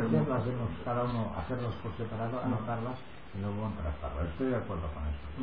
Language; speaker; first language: Spanish; native; Spanish